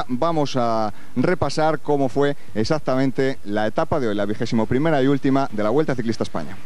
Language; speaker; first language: Spanish; native; Spanish